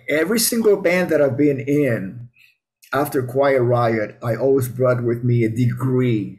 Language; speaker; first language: English; early bilingual, other home language; Spanish